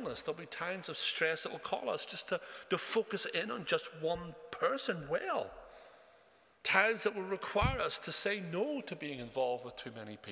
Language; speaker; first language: English; native; English